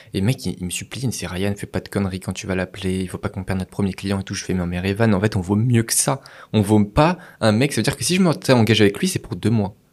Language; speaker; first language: French; native; French